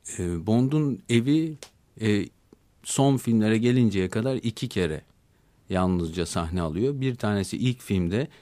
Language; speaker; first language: Turkish; native; Turkish